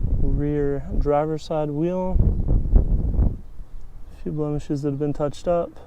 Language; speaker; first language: English; native; English